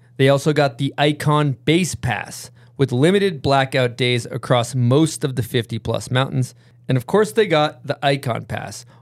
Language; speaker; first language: English; native; English